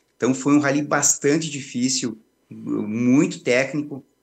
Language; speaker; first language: Portuguese; native; Portuguese